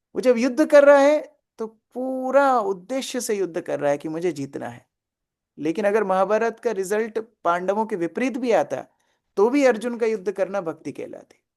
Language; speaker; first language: Hindi; native; Hindi